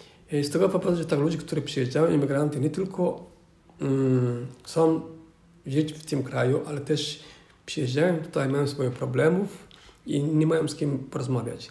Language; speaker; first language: Polish; non-native, fluent; Somali